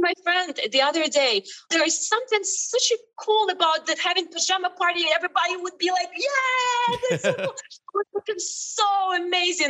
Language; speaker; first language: English; non-native, fluent; Ukrainian